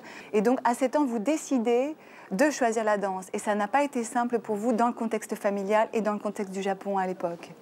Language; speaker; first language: French; native; French